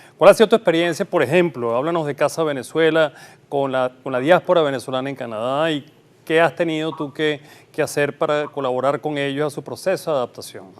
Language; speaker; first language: Spanish; native; Spanish